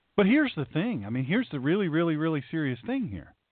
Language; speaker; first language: English; native; English